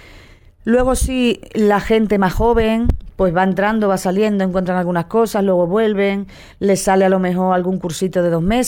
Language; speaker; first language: Spanish; native; Spanish